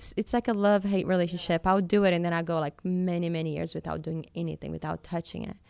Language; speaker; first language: English; non-native, fluent; Portuguese